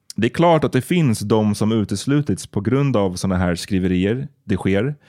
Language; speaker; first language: Swedish; native; Swedish